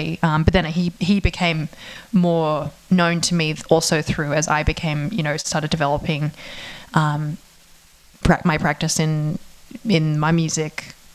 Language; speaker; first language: English; native; English